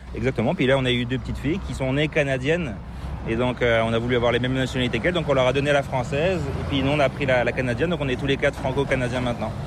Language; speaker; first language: French; native; French